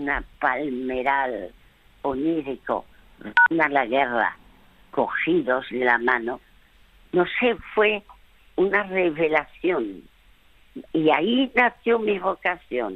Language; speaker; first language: Spanish; early bilingual, other home language; French